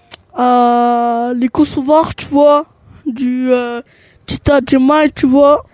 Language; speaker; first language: French; early bilingual, other home language; Albanian